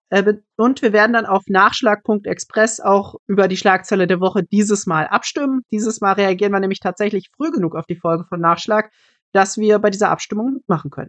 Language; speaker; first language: German; native; German